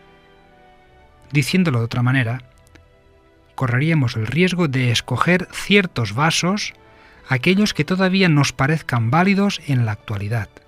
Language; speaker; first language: Spanish; native; Spanish